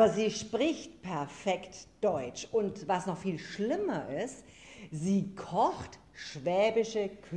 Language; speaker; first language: German; native; German